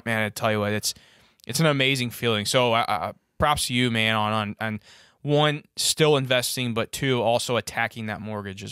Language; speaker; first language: English; native; English